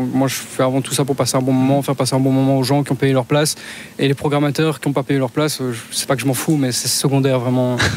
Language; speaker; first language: French; native; French